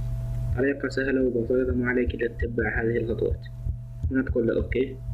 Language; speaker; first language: Arabic; native; Arabic